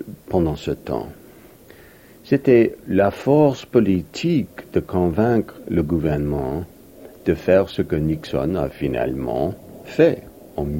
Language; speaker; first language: French; non-native, fluent; English